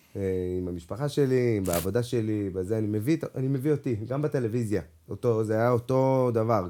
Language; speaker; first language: Hebrew; non-native, local second language; Arabic